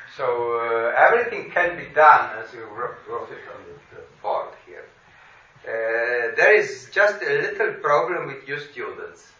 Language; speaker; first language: English; non-native, fluent; Slovenian